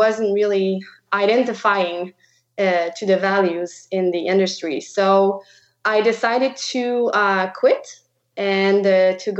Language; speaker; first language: English; non-native, fluent; French